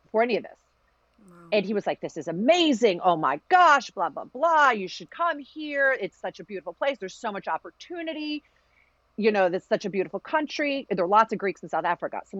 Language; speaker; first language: English; early bilingual, other home language; Greek